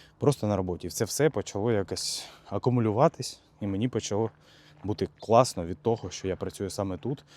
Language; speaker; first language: Ukrainian; native; Ukrainian